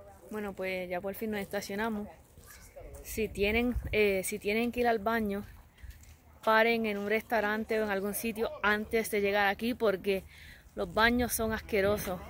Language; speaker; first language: Spanish; native; Spanish